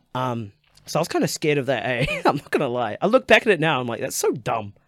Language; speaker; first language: English; native; English